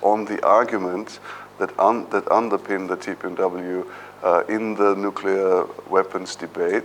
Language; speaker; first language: English; non-native, fluent; German